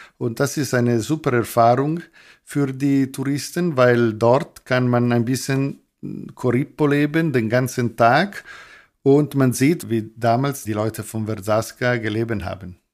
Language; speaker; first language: German; non-native, local second language; Italian